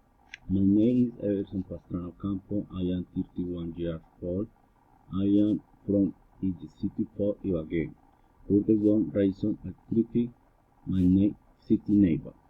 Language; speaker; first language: English; non-native, learner; Spanish